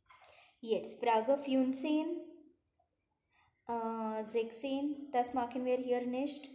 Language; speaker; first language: German; non-native, fluent; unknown